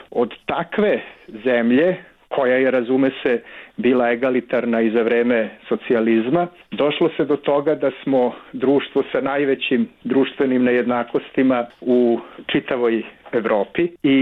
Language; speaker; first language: Serbian; native; Serbian